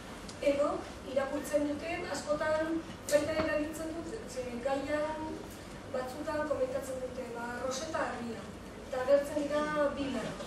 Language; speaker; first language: Basque; non-native, local second language; Spanish